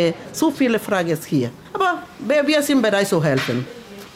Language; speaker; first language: German; non-native, learner; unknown